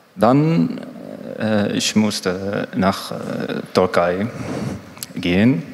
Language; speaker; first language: German; non-native, learner; Arabic